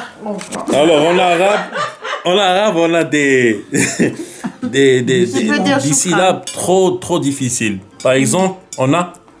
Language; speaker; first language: French; non-native, local second language; Arabic